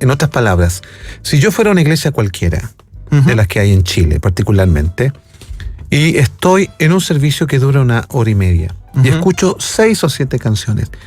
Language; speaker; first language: Spanish; native; Spanish